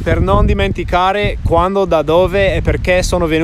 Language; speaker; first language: Italian; non-native, fluent; English